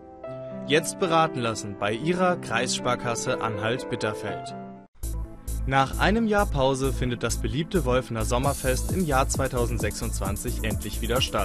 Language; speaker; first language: German; native; German